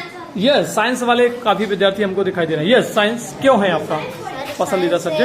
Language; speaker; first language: Hindi; native; Hindi